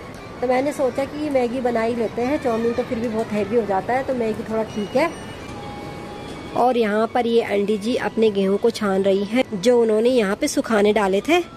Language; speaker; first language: Hindi; native; Hindi